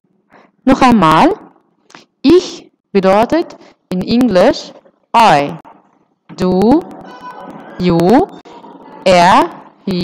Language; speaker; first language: German; non-native, fluent; Arabic